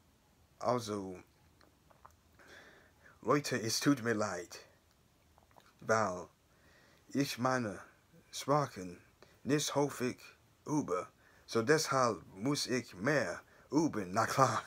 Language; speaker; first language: German; non-native, learner; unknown